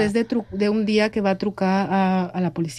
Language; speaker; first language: Catalan; non-native, fluent; Spanish